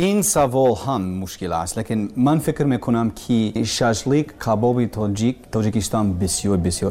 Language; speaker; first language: Persian; non-native, learner; English